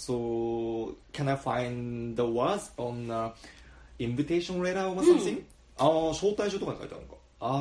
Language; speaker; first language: English; non-native, learner; Japanese